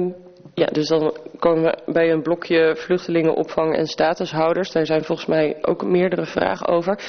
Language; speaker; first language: Dutch; native; Dutch